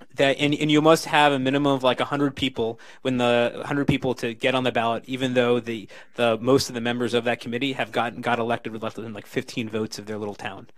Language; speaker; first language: English; native; English